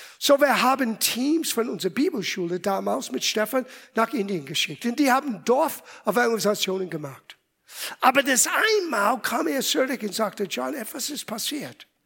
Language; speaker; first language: German; non-native, fluent; English